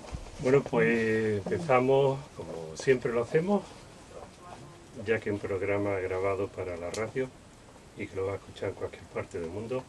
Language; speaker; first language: Spanish; native; Spanish